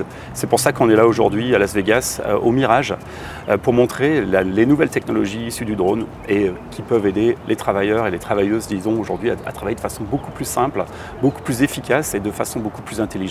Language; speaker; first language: French; native; French